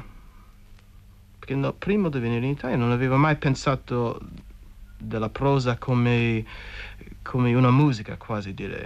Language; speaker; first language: Italian; non-native, fluent; English